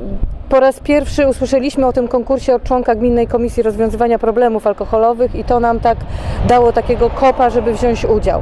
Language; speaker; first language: Polish; native; Polish